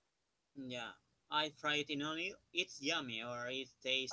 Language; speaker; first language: English; non-native, learner; Spanish